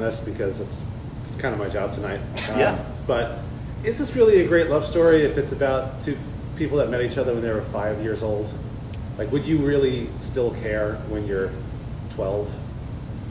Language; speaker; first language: English; native; English